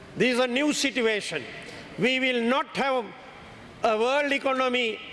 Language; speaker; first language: English; non-native, local second language; Sinhala